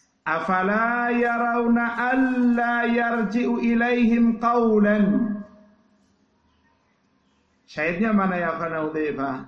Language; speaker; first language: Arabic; non-native, learner; Indonesian